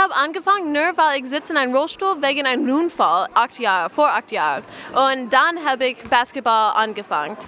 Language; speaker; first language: German; non-native, learner; English